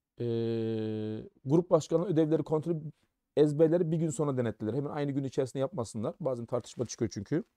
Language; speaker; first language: Turkish; early bilingual, heritage; German